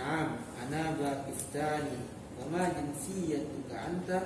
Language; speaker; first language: Arabic; non-native, learner; Indonesian